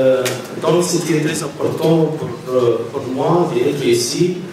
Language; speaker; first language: French; non-native, fluent; Arabic